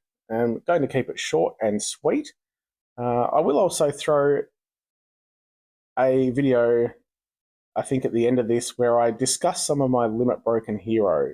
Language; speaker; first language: English; native; English